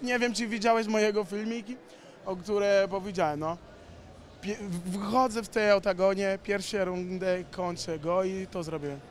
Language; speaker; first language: Polish; non-native, learner; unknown